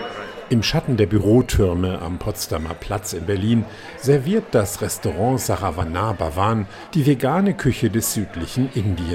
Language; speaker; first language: German; native; German